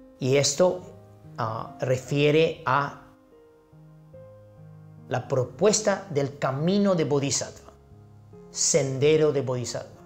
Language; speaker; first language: Spanish; non-native, fluent; Chinese